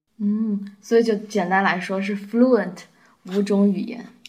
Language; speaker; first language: Chinese; native; Chinese